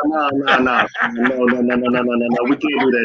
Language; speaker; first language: English; native; English